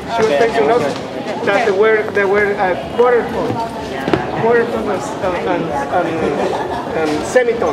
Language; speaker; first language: English; non-native, fluent; Spanish